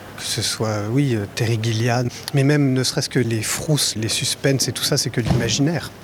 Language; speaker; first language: French; native; French